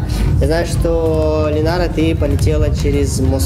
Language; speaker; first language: Russian; native; Russian